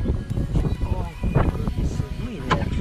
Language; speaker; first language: Japanese; native; Japanese